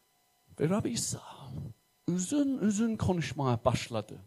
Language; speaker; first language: Turkish; non-native, fluent; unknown